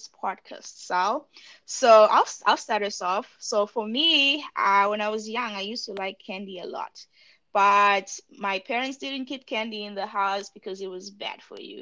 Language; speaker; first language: English; non-native, local second language; Shona